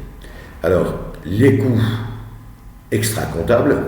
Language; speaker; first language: French; non-native, local second language; Arabic